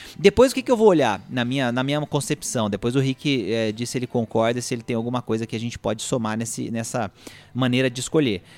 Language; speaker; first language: Portuguese; native; Portuguese